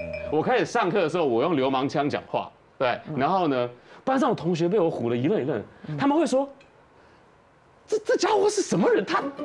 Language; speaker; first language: Chinese; native; Chinese